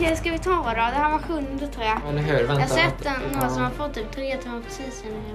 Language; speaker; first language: Swedish; native; Swedish